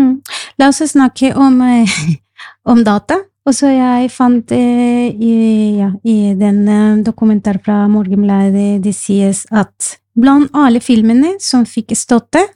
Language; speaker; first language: Norwegian; non-native, fluent; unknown